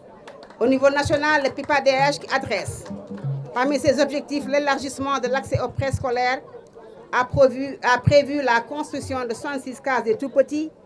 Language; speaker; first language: French; non-native, local second language; Wolof